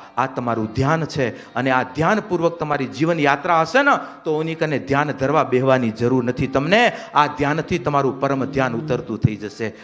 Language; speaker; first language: Gujarati; non-native, local second language; Kachhi